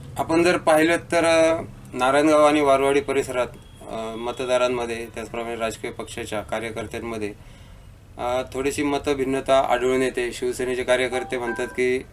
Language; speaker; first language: Marathi; native; Marathi